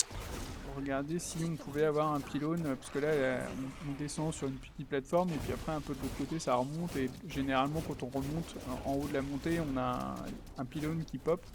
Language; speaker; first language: French; native; French